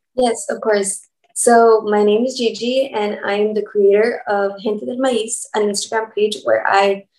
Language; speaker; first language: English; early bilingual, other home language; Spanish